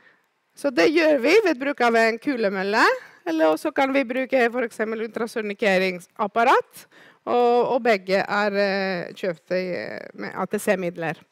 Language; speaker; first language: Norwegian; non-native, fluent; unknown